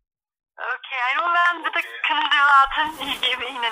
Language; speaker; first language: German; non-native, learner; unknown